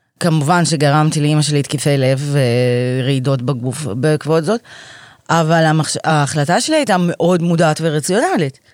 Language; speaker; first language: Hebrew; native; Hebrew